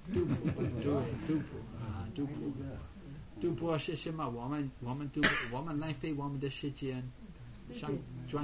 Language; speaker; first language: Chinese; non-native, fluent; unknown